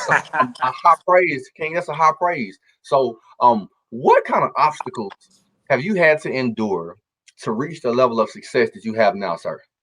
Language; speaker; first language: English; native; English